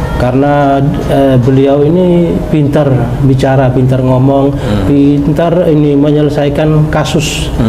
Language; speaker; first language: Indonesian; non-native, local second language; Tetum